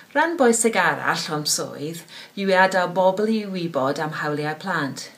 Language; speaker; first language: Welsh; non-native, learner; English